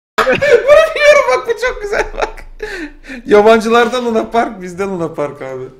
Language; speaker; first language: Turkish; native; Turkish